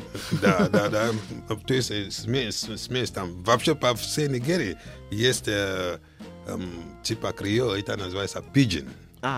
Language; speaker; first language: Russian; non-native, fluent; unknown